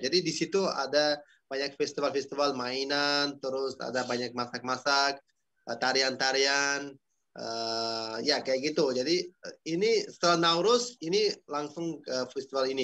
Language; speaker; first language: Indonesian; non-native, fluent; Uzbek